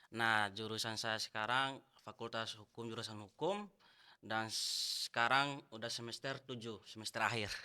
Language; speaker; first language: Indonesian; non-native, local second language; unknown